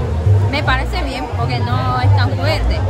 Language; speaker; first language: Spanish; non-native, learner; Japanese